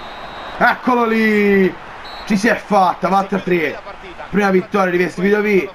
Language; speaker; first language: Italian; native; Italian